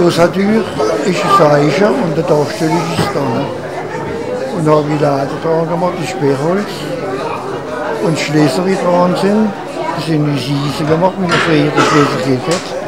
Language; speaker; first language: German; non-native, local second language; Swiss German